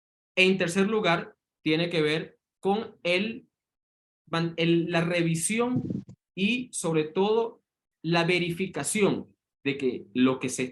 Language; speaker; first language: Spanish; native; Spanish